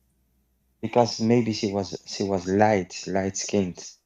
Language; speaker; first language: English; non-native, fluent; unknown